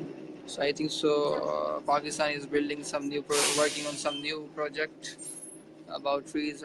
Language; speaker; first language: English; non-native, fluent; Urdu